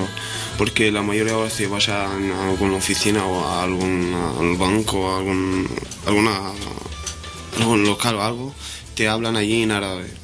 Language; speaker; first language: Spanish; non-native, fluent; Berber languages